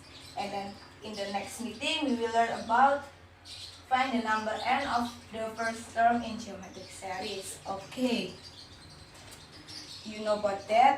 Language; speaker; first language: English; non-native, learner; Indonesian